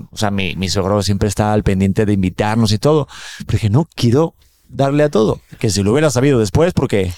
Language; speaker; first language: Spanish; native; Spanish